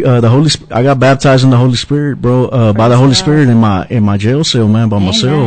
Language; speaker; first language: English; native; English